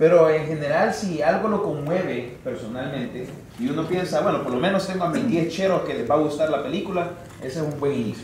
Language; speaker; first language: Spanish; native; Spanish